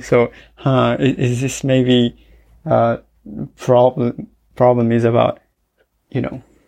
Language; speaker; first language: English; non-native, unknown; Japanese